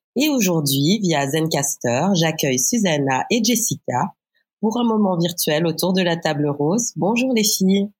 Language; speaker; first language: French; native; French